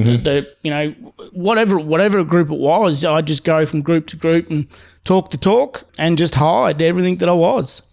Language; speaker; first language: English; native; English